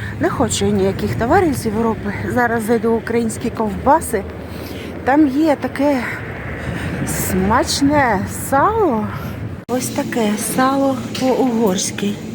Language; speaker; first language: Ukrainian; native; Ukrainian